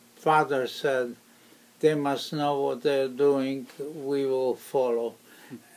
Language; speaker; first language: English; non-native, fluent; Ukrainian